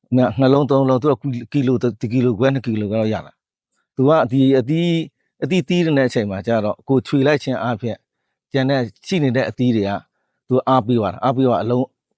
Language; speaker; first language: Burmese; native; Burmese